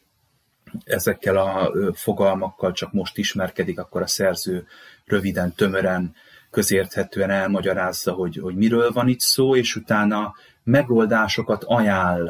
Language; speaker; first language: Hungarian; native; Hungarian